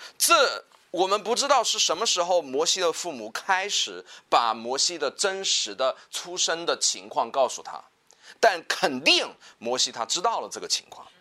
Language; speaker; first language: Chinese; native; Chinese